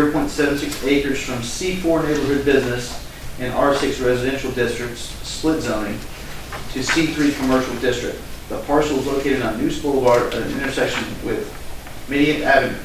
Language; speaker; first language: English; native; English